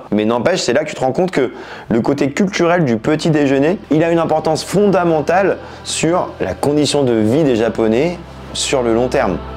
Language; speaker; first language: French; native; French